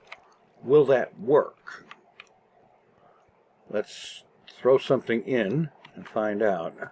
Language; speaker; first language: English; native; English